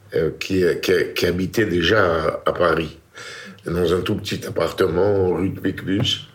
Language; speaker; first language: French; native; French